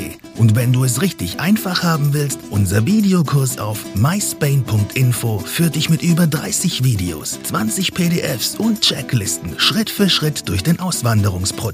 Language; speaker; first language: German; native; German